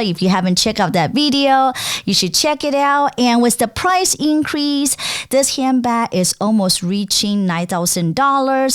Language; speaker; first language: English; non-native, fluent; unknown